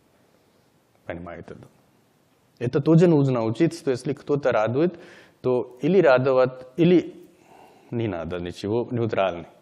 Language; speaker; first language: Russian; non-native, learner; Hindi